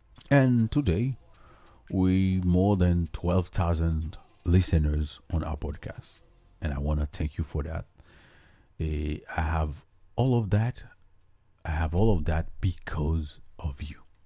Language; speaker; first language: English; non-native, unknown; Haitian Creole